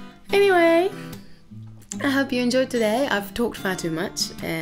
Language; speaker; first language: English; early bilingual, other home language; Japanese